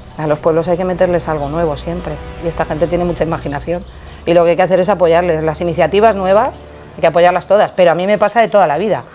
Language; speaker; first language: Spanish; native; Spanish